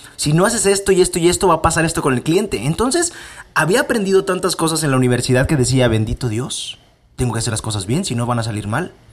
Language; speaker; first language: Spanish; native; Spanish